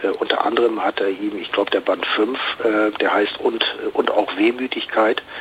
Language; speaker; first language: German; native; German